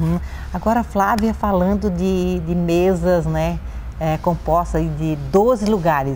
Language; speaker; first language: Portuguese; native; Portuguese